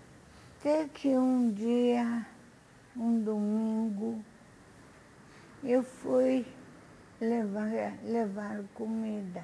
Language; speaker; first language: Portuguese; non-native, fluent; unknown